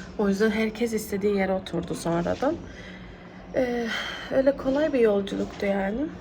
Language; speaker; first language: Turkish; early bilingual, heritage; Turkish